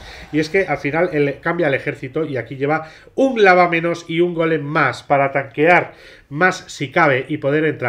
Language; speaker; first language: Spanish; native; Spanish